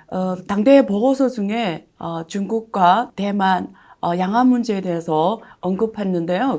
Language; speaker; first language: Korean; native; Korean